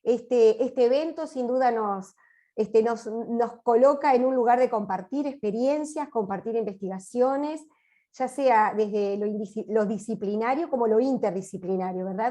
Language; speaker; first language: Spanish; native; Spanish